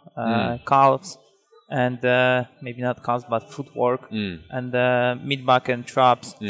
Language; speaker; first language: English; non-native, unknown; Polish